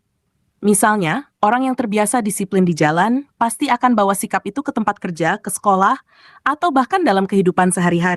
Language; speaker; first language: Indonesian; native; Indonesian